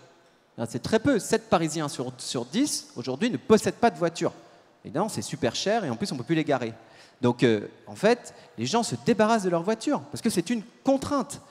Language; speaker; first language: French; native; French